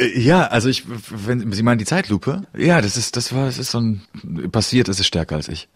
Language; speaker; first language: German; early bilingual, other home language; Polish